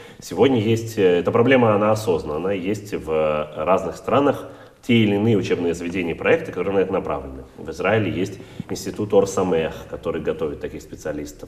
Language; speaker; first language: Russian; native; Russian